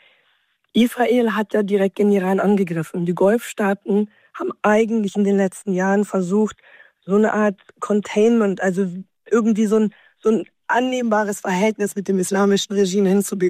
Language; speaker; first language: German; native; German